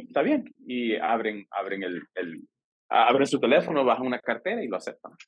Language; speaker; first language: Spanish; native; Spanish